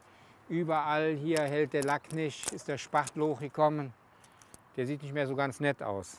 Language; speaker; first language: German; native; German